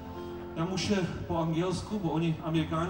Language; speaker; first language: Polish; non-native, learner; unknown